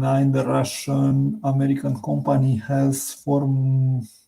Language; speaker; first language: English; non-native, learner; Romanian